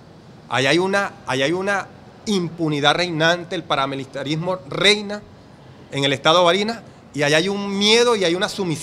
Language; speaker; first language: Spanish; native; Spanish